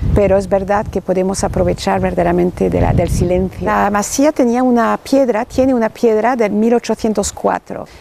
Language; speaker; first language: Spanish; early bilingual, heritage; French